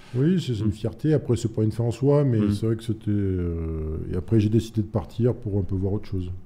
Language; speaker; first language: French; native; French